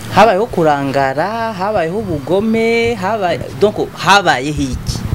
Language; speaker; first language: Kinyarwanda; native; Kinyarwanda